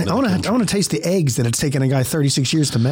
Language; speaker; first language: English; native; English